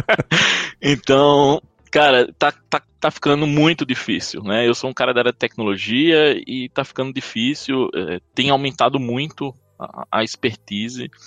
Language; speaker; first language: Portuguese; native; Portuguese